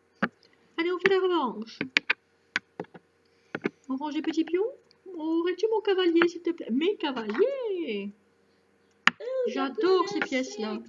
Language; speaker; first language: French; native; French